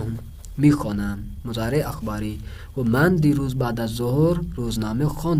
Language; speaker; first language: Persian; non-native, fluent; Urdu